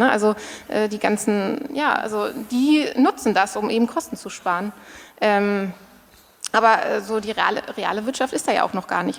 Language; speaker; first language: German; native; German